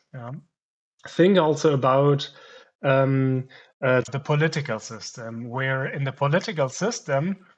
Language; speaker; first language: English; non-native, fluent; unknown